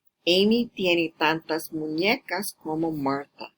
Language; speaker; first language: Spanish; non-native, fluent; English